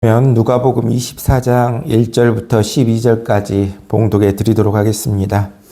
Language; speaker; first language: Korean; native; Korean